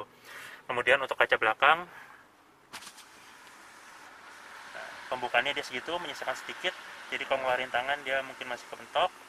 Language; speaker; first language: Indonesian; native; Indonesian